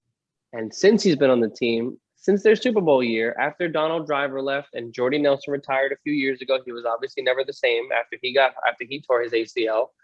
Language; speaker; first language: English; native; English